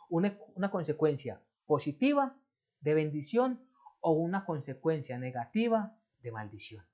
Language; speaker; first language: Spanish; native; Spanish